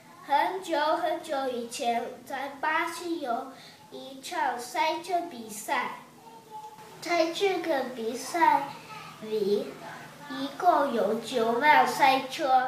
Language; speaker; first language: Chinese; early bilingual, heritage; Chinese